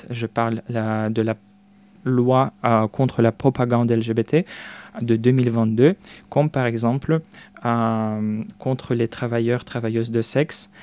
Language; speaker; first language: French; non-native, fluent; Russian